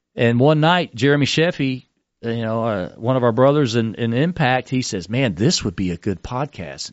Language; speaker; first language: English; native; English